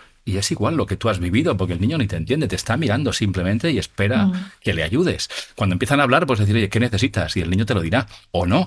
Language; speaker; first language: Spanish; native; Spanish